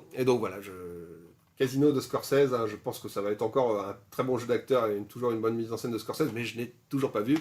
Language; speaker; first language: French; native; French